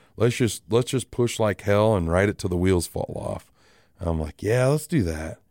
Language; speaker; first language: English; native; English